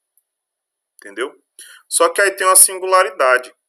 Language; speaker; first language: Portuguese; native; Portuguese